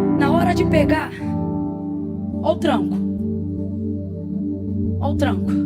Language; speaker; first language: Portuguese; native; Portuguese